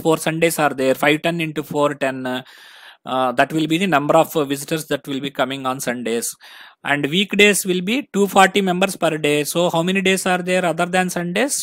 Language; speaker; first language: English; non-native, local second language; Telugu